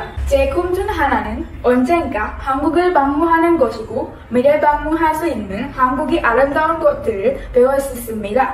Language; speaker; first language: Korean; non-native, learner; Sinhala